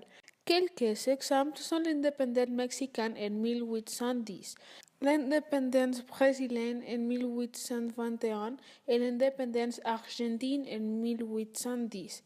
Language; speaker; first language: French; non-native, learner; Spanish